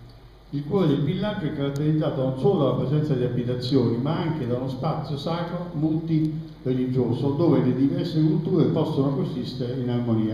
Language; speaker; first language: Italian; native; Italian